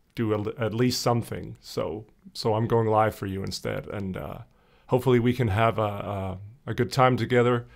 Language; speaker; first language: English; non-native, fluent; Danish